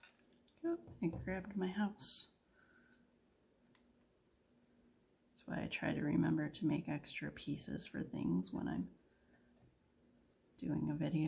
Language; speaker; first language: English; native; English